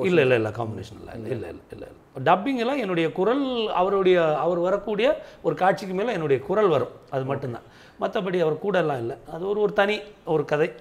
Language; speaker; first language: Tamil; non-native, local second language; Malayalam